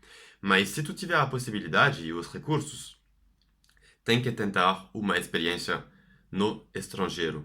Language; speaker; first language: Portuguese; non-native, fluent; French